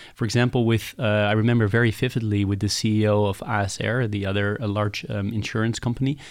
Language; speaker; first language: English; non-native, fluent; Dutch